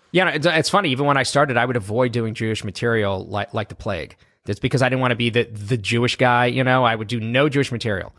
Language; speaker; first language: English; native; English